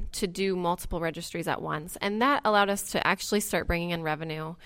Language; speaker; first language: English; native; English